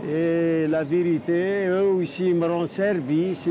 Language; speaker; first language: French; non-native, local second language; Arabic